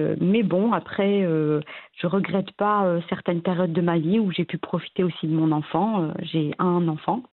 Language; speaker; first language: French; early bilingual, other home language; Arabic